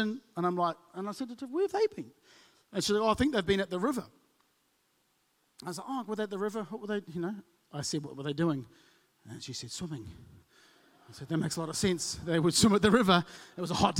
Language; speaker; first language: English; native; English